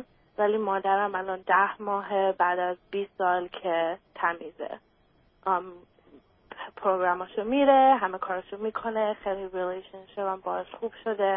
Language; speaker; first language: Persian; early bilingual, other home language; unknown